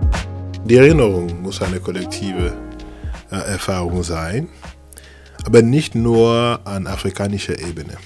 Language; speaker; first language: German; non-native, fluent; French